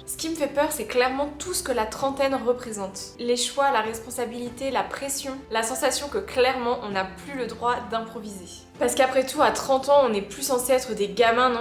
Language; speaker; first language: French; native; French